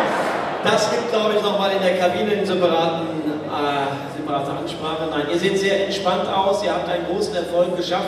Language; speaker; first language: German; native; German